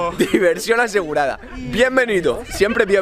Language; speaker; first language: Spanish; native; Spanish